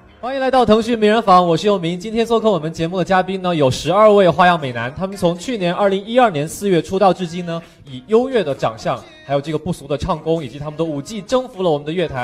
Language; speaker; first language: Chinese; native; Chinese